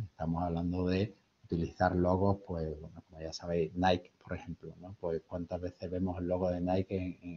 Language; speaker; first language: Spanish; native; Spanish